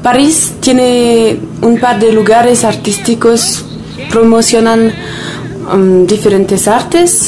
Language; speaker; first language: Spanish; non-native, fluent; French